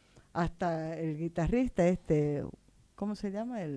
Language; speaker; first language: Spanish; native; Spanish